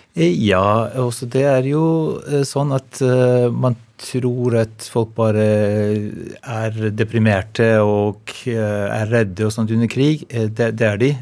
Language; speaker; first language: Norwegian; non-native, fluent; Albanian